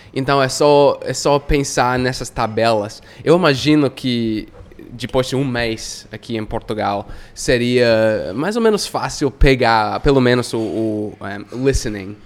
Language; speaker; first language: Portuguese; non-native, fluent; English